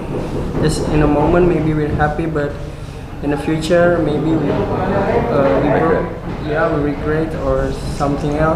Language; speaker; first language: English; non-native, learner; Indonesian